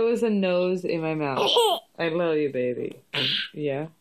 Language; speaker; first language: English; native; English